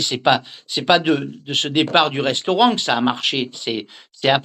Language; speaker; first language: French; native; French